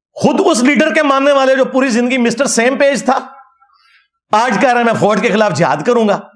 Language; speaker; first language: Urdu; non-native, local second language; Punjabi